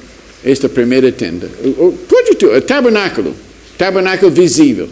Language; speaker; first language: Portuguese; non-native, fluent; English